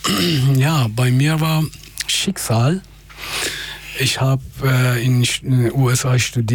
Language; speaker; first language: German; non-native, fluent; Persian